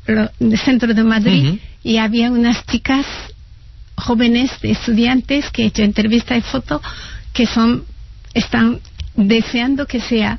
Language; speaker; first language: Spanish; non-native, fluent; Japanese